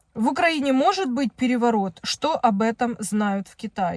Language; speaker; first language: Russian; non-native, local second language; Ukrainian